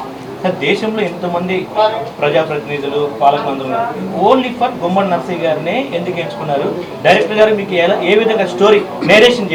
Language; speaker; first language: Telugu; native; Telugu